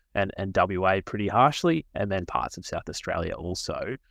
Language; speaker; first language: English; native; English